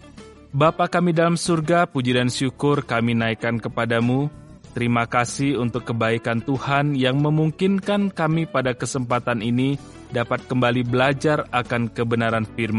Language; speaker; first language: Indonesian; native; Indonesian